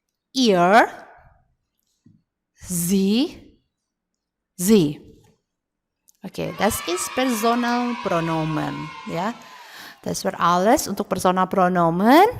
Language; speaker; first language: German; non-native, fluent; Indonesian